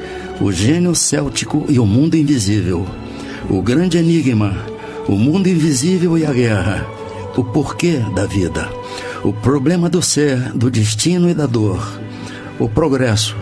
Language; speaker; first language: Portuguese; native; Portuguese